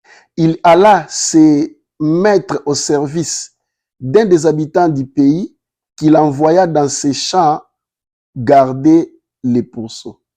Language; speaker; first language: French; non-native, local second language; Lingala